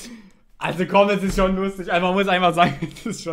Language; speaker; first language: German; native; German